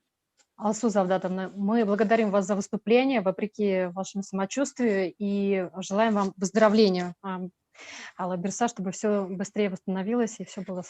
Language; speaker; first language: Russian; native; Russian